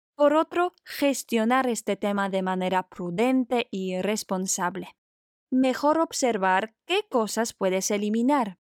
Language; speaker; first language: Spanish; non-native, fluent; Polish